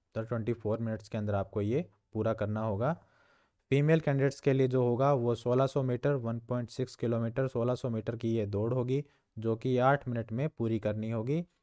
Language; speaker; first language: Hindi; native; Hindi